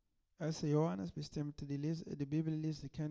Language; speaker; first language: German; non-native, learner; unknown